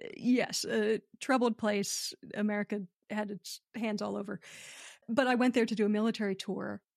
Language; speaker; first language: English; native; English